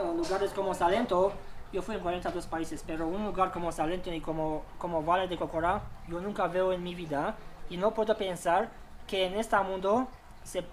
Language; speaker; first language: Spanish; non-native, learner; Romanian